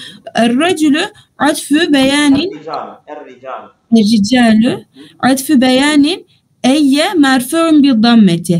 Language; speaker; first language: Arabic; non-native, fluent; Turkish